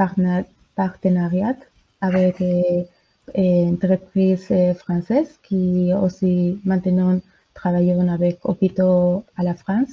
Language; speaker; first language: French; non-native, learner; Spanish